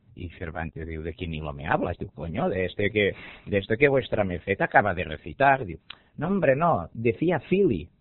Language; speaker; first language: Spanish; non-native, local second language; Catalan